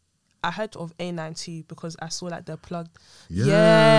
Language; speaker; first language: English; non-native, local second language; French